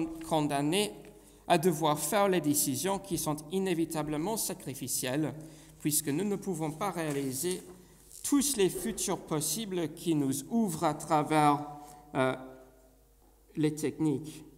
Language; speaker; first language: French; non-native, fluent; English